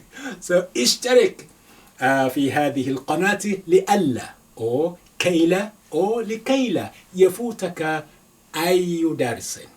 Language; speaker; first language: Arabic; non-native, fluent; Yoruba